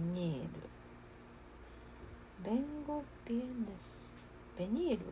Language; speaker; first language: Spanish; non-native, learner; Japanese